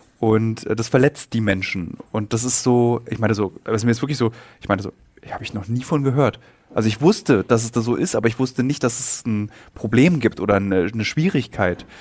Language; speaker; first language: German; native; German